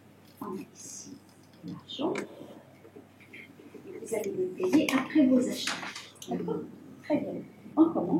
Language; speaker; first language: French; non-native, fluent; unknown